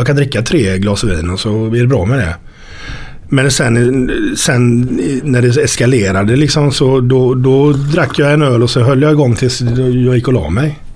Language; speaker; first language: Swedish; native; Swedish